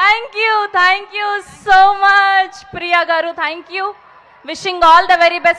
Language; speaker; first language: Telugu; native; Telugu